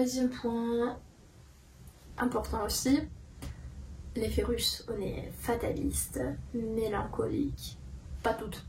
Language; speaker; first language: French; non-native, fluent; Russian